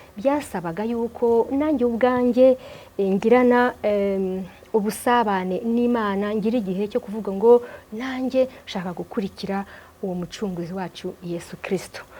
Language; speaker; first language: Kinyarwanda; early bilingual, heritage; Kinyarwanda